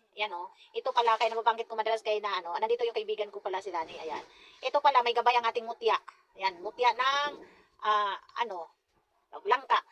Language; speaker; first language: Filipino; non-native, local second language; Cebuano